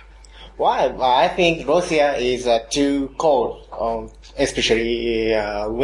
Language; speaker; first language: English; non-native, learner; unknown